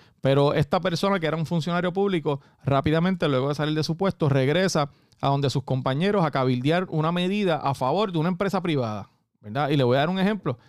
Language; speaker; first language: Spanish; native; Spanish